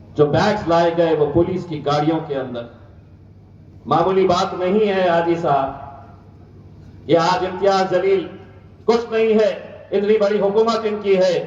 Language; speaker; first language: Hindi; non-native, local second language; Urdu